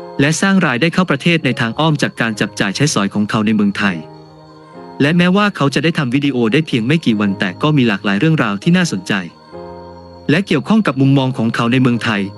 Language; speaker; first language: Thai; native; Thai